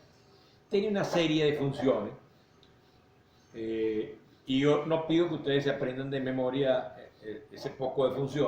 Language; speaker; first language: Spanish; native; Spanish